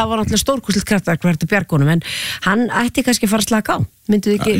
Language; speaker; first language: Icelandic; native; Icelandic